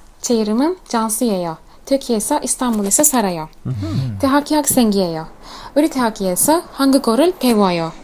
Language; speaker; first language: Korean; non-native, learner; Turkish